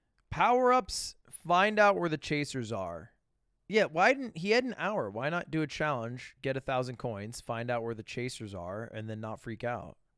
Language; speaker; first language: English; native; English